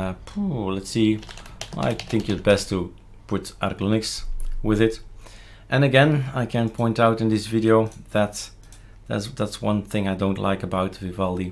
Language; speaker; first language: English; non-native, fluent; Dutch